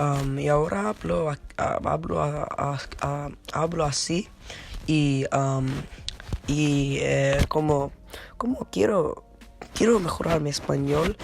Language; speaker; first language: Spanish; non-native, learner; English